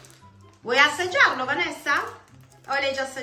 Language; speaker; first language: Italian; native; Italian